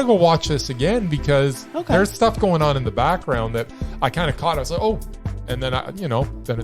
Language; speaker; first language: English; native; English